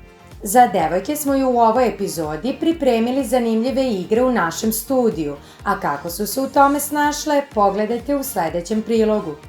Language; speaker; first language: Serbian; native; Serbian